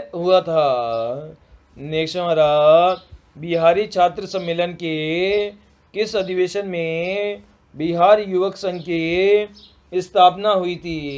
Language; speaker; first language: Hindi; native; Hindi